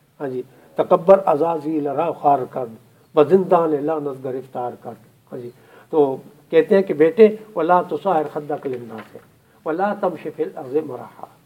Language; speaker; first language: Urdu; non-native, local second language; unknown